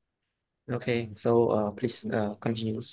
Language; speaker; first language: English; non-native, learner; Khmer